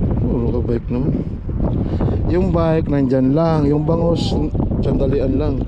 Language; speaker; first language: Filipino; non-native, local second language; Iloko